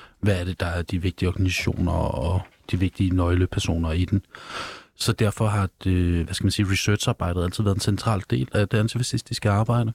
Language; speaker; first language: Danish; native; Danish